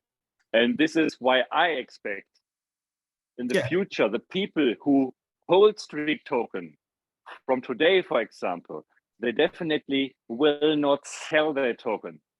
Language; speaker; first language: English; non-native, fluent; German